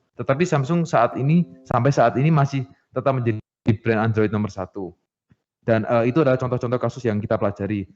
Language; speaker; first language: Indonesian; native; Indonesian